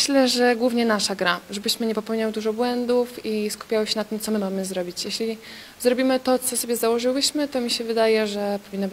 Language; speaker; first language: Polish; native; Polish